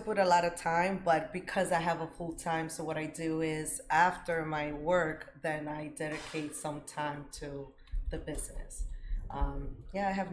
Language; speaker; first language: English; early bilingual, other home language; Spanish